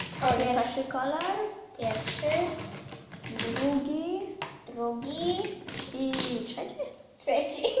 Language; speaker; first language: Polish; early bilingual, heritage; Polish